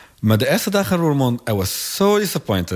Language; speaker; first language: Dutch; non-native, learner; Arabic